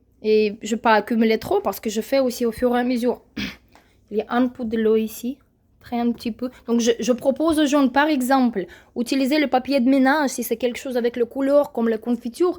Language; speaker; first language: French; non-native, fluent; Russian